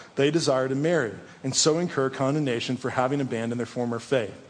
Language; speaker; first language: English; native; English